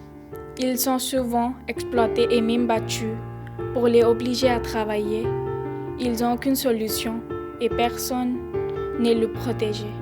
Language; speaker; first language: French; non-native, learner; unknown